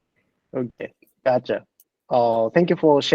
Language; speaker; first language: English; non-native, learner; Japanese